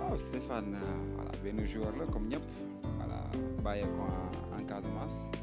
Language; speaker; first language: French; non-native, local second language; Wolof